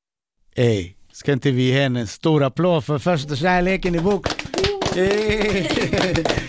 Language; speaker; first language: Swedish; native; Swedish